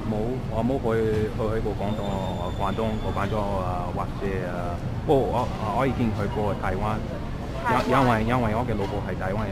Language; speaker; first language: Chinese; non-native, fluent; English